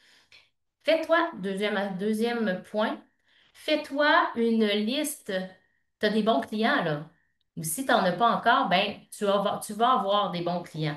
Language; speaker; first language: French; native; French